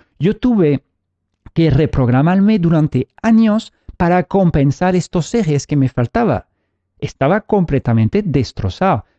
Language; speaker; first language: Spanish; early bilingual, heritage; Spanish